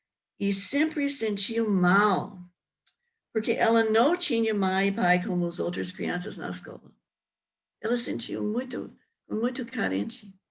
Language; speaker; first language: Portuguese; non-native, learner; English